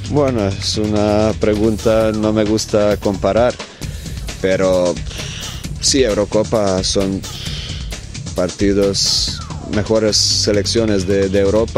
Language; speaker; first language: Spanish; non-native, fluent; Croatian